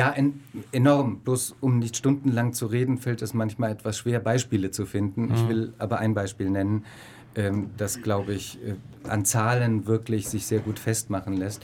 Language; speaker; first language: German; native; German